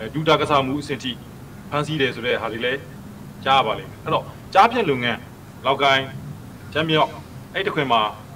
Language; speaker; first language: Burmese; native; Burmese